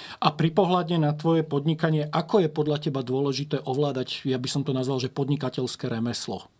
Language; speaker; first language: Slovak; native; Slovak